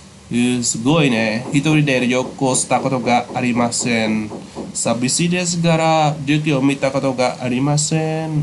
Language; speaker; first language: Japanese; non-native, fluent; Khmer